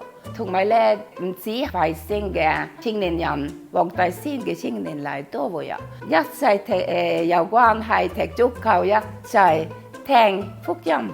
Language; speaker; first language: Cantonese; non-native, fluent; Norwegian